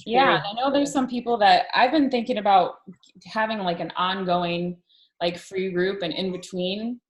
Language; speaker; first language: English; native; English